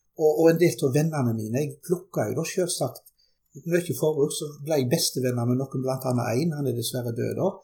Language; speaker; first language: Norwegian; early bilingual, other home language; German